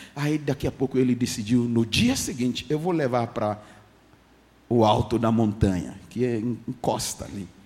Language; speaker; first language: Portuguese; non-native, fluent; English